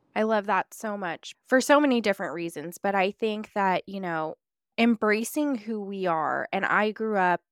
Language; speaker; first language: English; early bilingual, other home language; Filipino